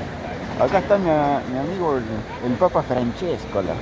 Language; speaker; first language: Spanish; native; Spanish